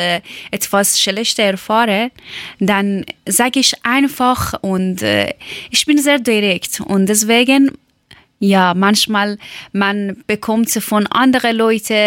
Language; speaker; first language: German; non-native, learner; Persian